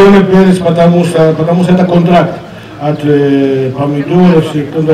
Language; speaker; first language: Russian; non-native, learner; Greek